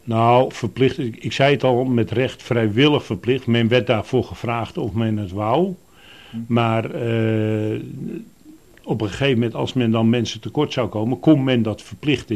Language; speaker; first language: Dutch; native; Dutch